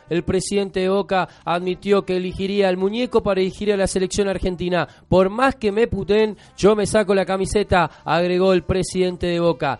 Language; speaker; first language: Spanish; native; Spanish